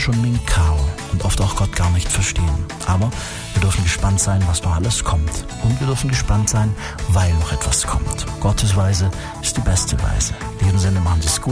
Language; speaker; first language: German; native; German